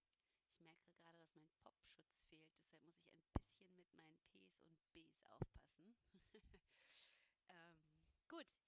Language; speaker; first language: German; native; German